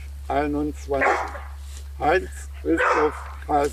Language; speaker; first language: German; native; German